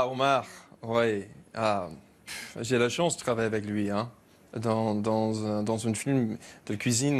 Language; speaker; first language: French; non-native, learner; English